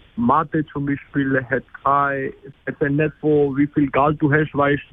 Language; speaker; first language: German; non-native, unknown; Spanish